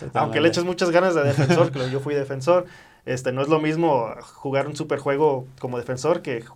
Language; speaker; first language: Spanish; early bilingual, heritage; Spanish